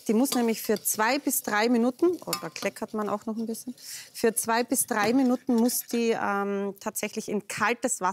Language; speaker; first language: German; native; German